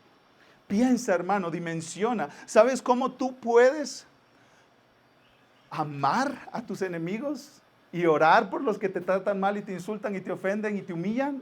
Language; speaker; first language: Spanish; native; Spanish